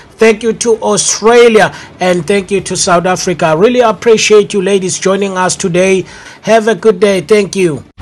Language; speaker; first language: English; non-native, local second language; Zulu